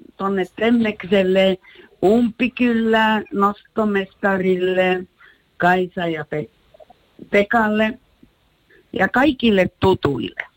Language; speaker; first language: Finnish; early bilingual, heritage; Finnish